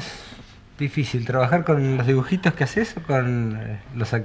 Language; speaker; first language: Spanish; native; Spanish